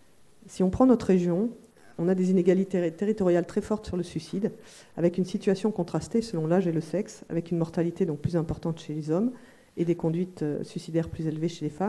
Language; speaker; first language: French; native; French